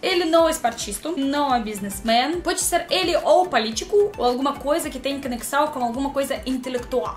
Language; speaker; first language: Portuguese; non-native, learner; Russian